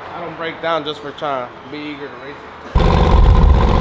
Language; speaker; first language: English; early bilingual, other home language; Spanish